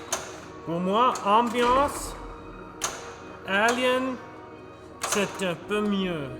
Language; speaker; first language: French; non-native, local second language; German